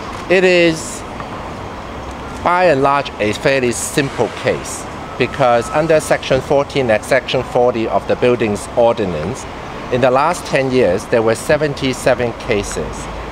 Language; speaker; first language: English; non-native, local second language; Cantonese